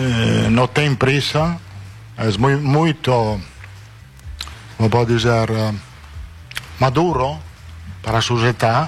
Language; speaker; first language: Spanish; non-native, fluent; Italian